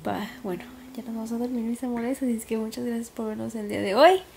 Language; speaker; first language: Spanish; early bilingual, heritage; Spanish